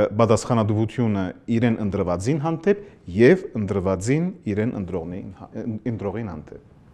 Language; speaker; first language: Armenian; early bilingual, heritage; Armenian